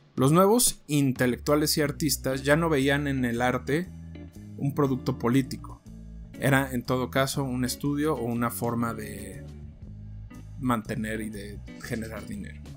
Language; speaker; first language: Spanish; native; Spanish